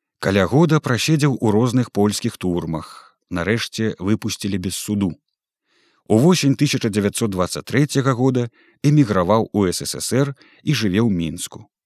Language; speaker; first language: Belarusian; native; Belarusian